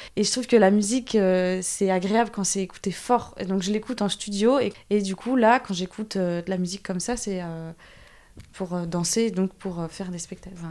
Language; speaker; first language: French; native; French